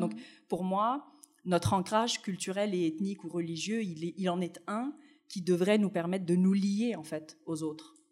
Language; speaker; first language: French; early bilingual, other home language; Arabic